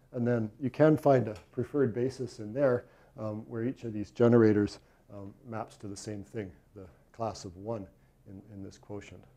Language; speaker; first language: English; native; English